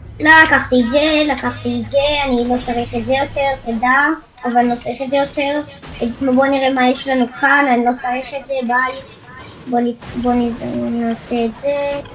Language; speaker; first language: Hebrew; native; Hebrew